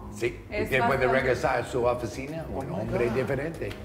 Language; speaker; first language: Spanish; non-native, learner; English